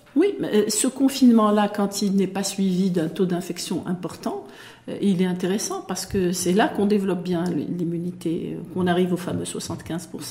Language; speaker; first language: French; non-native, local second language; Arabic